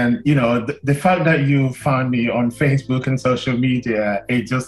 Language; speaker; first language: English; non-native, local second language; Yoruba